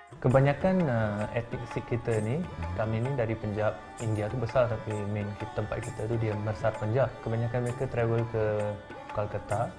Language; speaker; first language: Malay; non-native, local second language; Punjabi